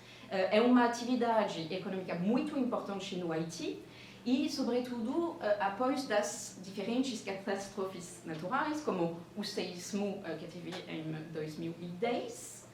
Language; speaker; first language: Portuguese; non-native, fluent; French